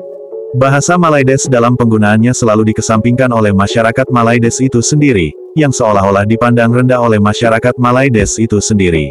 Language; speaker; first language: Indonesian; native; Indonesian